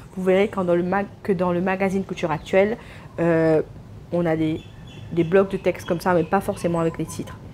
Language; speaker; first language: French; non-native, local second language; Morisyen